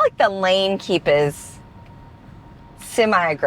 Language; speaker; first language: English; native; English